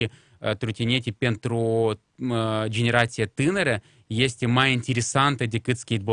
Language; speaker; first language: Romanian; non-native, local second language; Russian